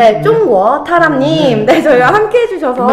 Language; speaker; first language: Korean; native; Korean